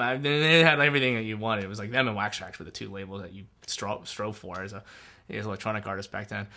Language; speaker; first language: English; native; English